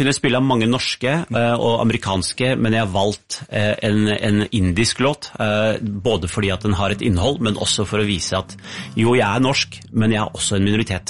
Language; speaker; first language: Norwegian; early bilingual, other home language; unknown